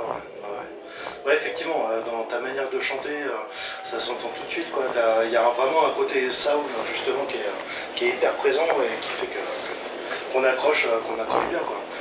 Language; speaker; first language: French; native; French